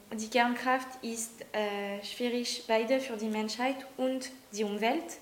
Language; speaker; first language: German; non-native, learner; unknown